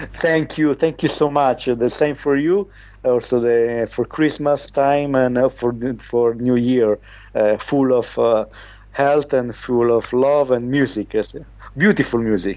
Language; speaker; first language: English; non-native, learner; Italian